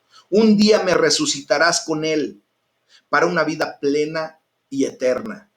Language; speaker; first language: Spanish; native; Spanish